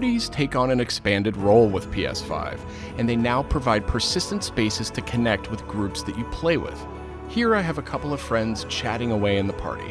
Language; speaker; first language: English; native; English